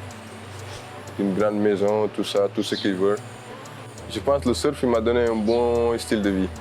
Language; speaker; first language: French; non-native, local second language; Wolof